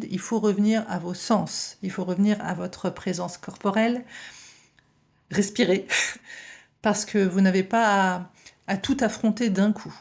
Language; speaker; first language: French; native; French